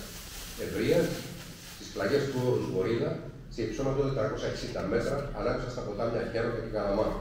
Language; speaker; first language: Greek; native; Greek